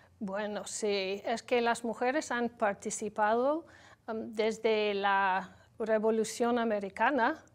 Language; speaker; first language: Spanish; non-native, learner; English